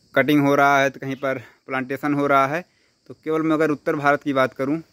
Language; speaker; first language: Hindi; native; Hindi